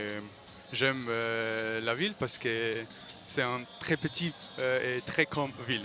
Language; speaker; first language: French; non-native, learner; Croatian